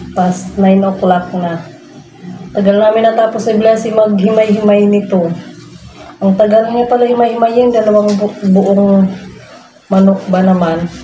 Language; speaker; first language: Filipino; non-native, local second language; Cebuano